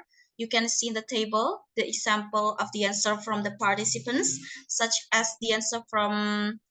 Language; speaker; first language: English; non-native, learner; Indonesian